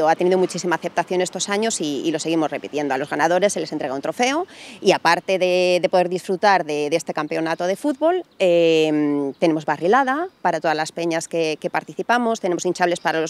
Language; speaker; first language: Spanish; native; Spanish